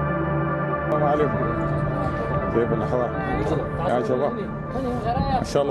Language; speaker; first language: Arabic; native; Arabic